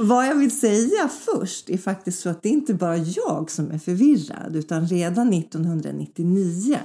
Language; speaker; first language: Swedish; early bilingual, other home language; Polish